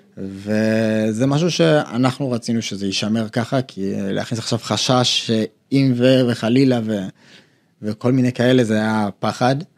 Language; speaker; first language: Hebrew; early bilingual, other home language; Amharic